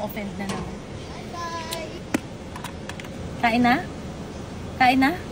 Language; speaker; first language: Filipino; native; Filipino